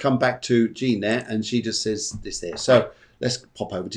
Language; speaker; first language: English; native; English